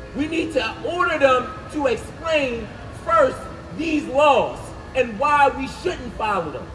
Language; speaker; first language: English; native; English